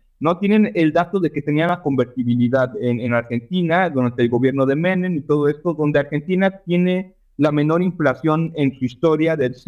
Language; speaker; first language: Spanish; native; Spanish